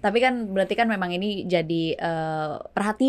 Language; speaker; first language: Indonesian; native; Indonesian